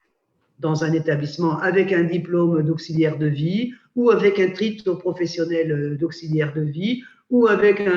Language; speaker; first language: French; native; French